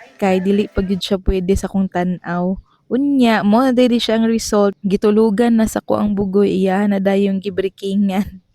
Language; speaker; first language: Cebuano; native; Cebuano